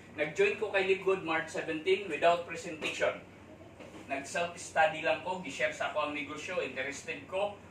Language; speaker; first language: Cebuano; non-native, local second language; Waray